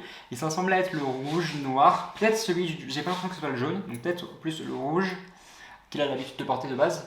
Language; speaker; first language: French; native; French